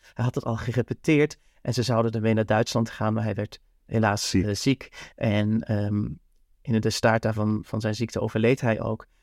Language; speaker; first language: Dutch; native; Dutch